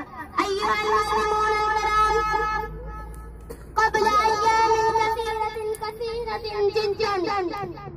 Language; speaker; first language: Arabic; non-native, learner; Urdu